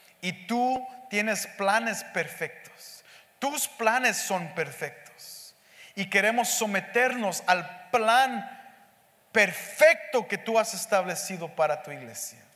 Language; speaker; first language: Spanish; early bilingual, heritage; Spanish